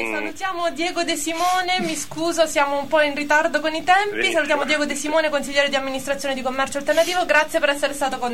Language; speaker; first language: Italian; native; Italian